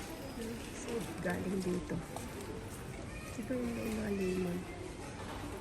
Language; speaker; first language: Filipino; native; Filipino